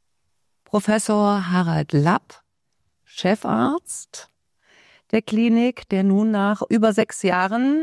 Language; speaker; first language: German; native; German